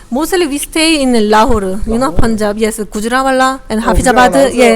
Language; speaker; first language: English; non-native, learner; Korean